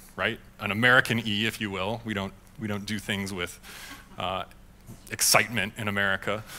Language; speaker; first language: English; native; English